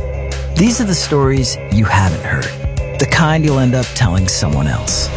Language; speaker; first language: English; native; English